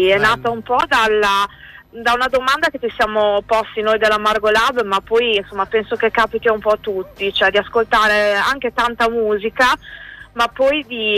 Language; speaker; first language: Italian; native; Italian